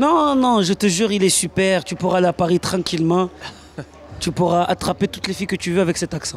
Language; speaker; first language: French; native; French